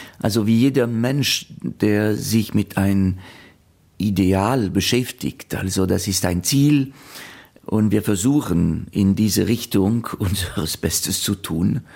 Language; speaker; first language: German; non-native, fluent; French